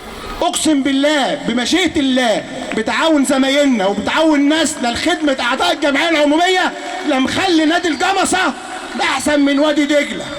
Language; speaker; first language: Arabic; native; Arabic